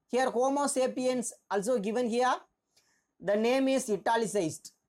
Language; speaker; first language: English; non-native, local second language; Tamil